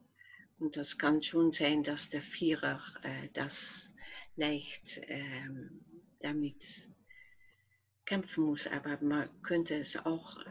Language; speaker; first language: German; non-native, fluent; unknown